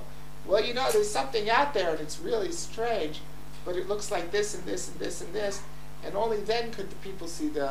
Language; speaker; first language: English; native; English